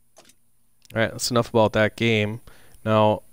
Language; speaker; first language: English; native; English